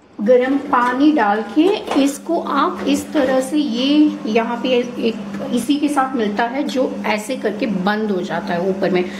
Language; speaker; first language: Hindi; non-native, local second language; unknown